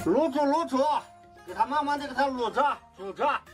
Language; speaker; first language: Chinese; native; Chinese